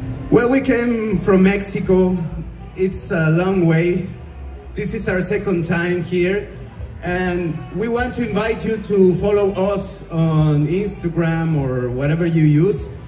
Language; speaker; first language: English; non-native, fluent; Spanish